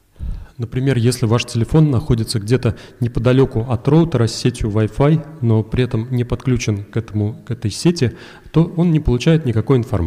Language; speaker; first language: Russian; native; Russian